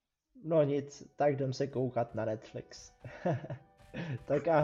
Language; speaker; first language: Czech; non-native, fluent; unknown